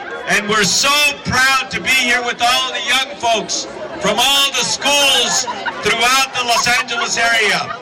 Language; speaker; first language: English; early bilingual, other home language; Spanish